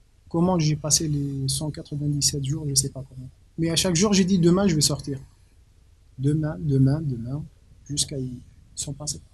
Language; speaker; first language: French; non-native, local second language; Arabic